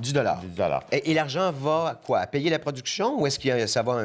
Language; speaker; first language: French; native; French